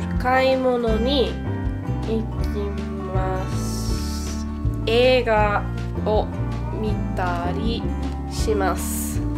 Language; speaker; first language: Japanese; non-native, learner; English